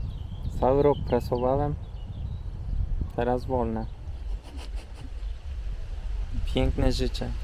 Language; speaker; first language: Polish; non-native, learner; Turkish